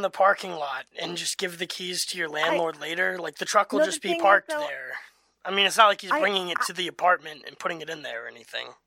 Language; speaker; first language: English; native; English